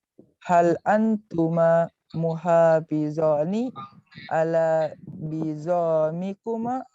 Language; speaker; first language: Arabic; non-native, learner; Indonesian